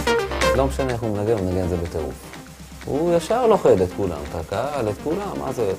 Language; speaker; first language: Hebrew; native; Hebrew